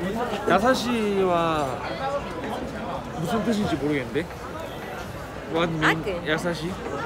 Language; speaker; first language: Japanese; non-native, learner; Korean